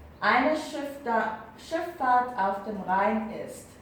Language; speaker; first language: German; non-native, fluent; Korean